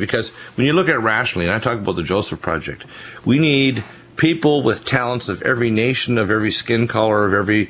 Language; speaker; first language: English; native; English